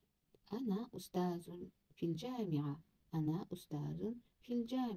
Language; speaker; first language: Arabic; non-native, learner; Kazakh